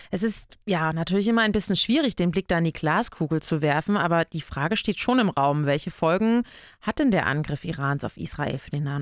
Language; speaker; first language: German; native; German